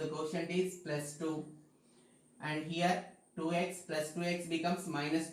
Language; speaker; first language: English; non-native, local second language; Telugu